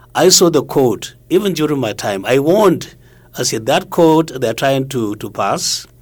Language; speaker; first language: English; non-native, local second language; Hausa